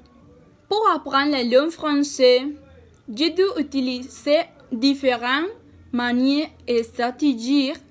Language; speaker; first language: French; non-native, learner; Spanish